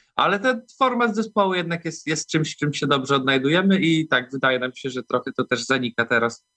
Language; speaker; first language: Polish; native; Polish